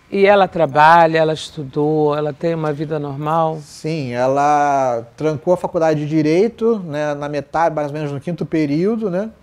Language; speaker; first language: Portuguese; native; Portuguese